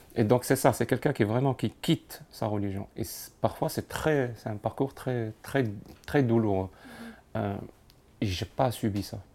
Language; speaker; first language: French; non-native, local second language; Arabic